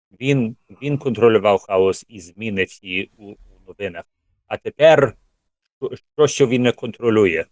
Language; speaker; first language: Ukrainian; early bilingual, heritage; English